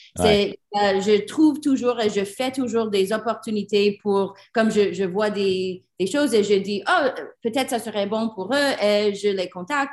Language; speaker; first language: French; non-native, learner; English